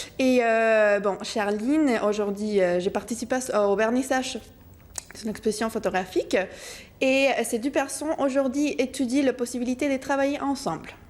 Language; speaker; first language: French; non-native, fluent; Spanish